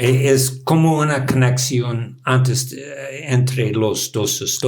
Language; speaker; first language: Spanish; non-native, learner; English